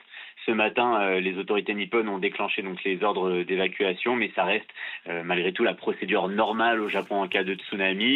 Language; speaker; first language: French; native; French